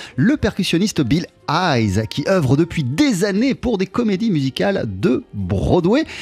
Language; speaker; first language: French; native; French